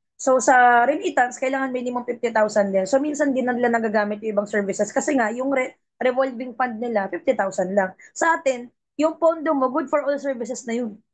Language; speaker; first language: Filipino; non-native, local second language; Cebuano